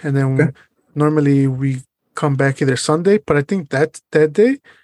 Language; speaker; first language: English; early bilingual, other home language; Spanish